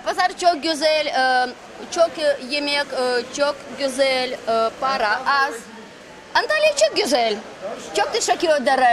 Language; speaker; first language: Turkish; non-native, learner; Russian